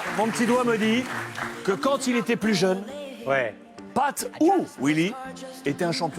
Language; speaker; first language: French; native; French